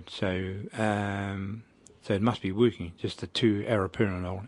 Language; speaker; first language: English; native; English